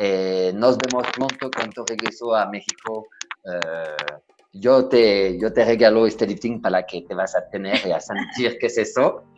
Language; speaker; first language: Spanish; non-native, learner; French